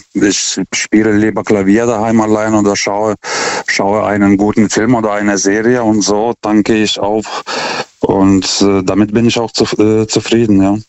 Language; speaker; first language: German; non-native, fluent; Lithuanian